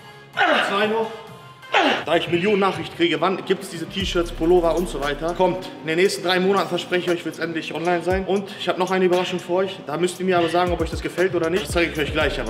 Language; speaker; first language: German; native; German